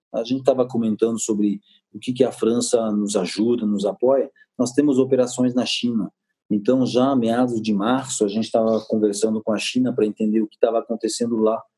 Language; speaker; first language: Portuguese; non-native, fluent; French